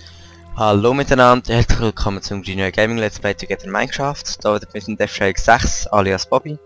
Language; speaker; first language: German; native; German